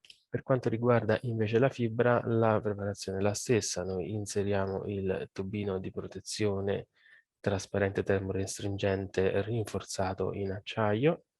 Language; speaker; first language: Italian; native; Italian